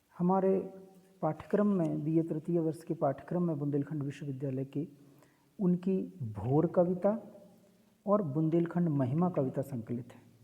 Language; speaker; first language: Hindi; native; Hindi